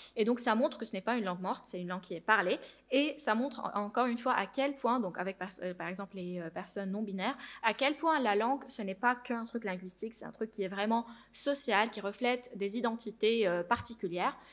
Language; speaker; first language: French; non-native, local second language; Arabic